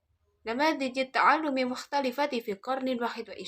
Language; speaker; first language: Arabic; non-native, learner; Indonesian